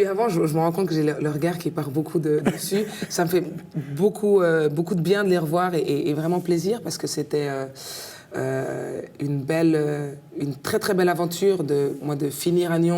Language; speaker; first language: French; native; French